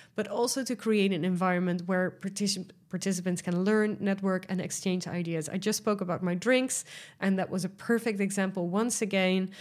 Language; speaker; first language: English; non-native, fluent; Dutch